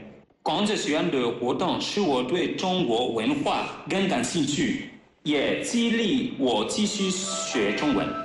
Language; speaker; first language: Chinese; non-native, learner; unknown